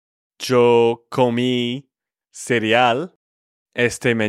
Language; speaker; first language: Spanish; non-native, fluent; English